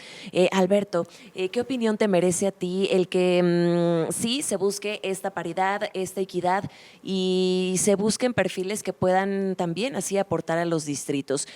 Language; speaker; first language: Spanish; native; Spanish